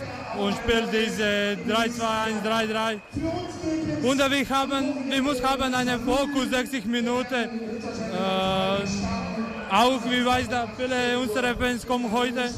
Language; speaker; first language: German; non-native, learner; Croatian